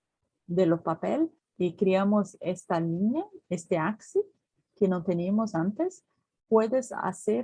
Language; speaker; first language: Spanish; non-native, learner; Portuguese